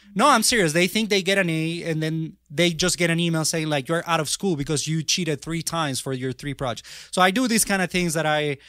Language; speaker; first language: English; non-native, fluent; Spanish